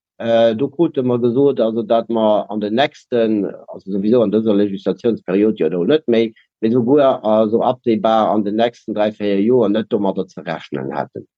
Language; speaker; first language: Luxembourgish; native; Luxembourgish